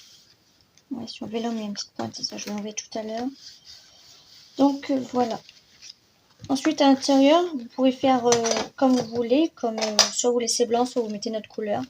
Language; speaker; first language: French; native; French